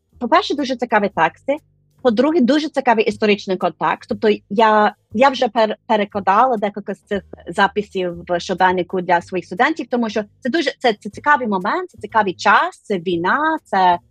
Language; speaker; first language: Ukrainian; non-native, fluent; English